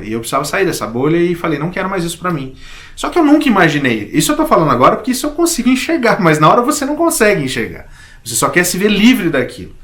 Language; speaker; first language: Portuguese; native; Portuguese